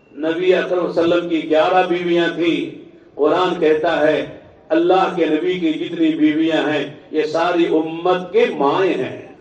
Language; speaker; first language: Urdu; native; Urdu